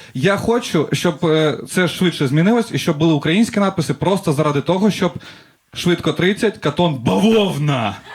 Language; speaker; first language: Ukrainian; non-native, local second language; Russian